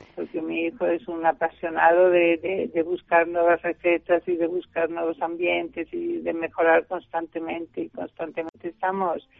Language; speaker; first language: Spanish; non-native, fluent; German